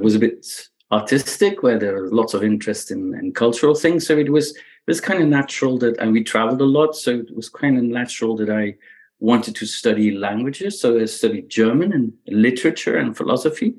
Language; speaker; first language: English; non-native, fluent; Dutch